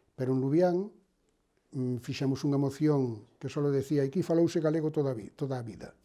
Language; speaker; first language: Galician; native; Galician